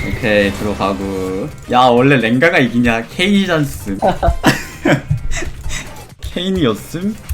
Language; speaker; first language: Korean; native; Korean